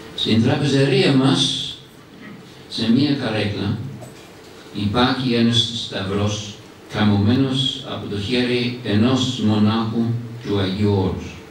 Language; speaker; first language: Greek; non-native, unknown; English